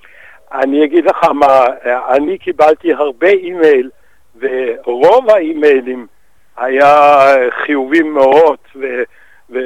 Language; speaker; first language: Hebrew; non-native, fluent; Danish